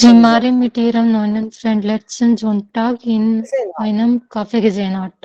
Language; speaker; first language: German; non-native, learner; Hindi